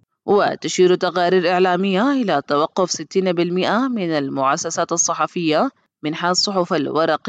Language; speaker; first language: Arabic; native; Arabic